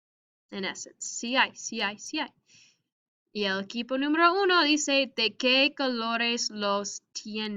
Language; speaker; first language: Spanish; non-native, fluent; English